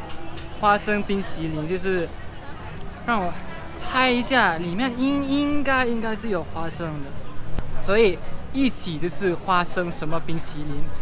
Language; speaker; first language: Chinese; non-native, learner; Thai